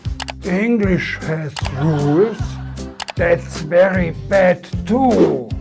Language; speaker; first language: English; non-native, learner; German